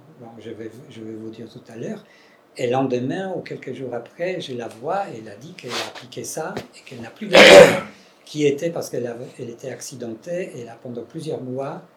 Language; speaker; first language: French; non-native, fluent; Polish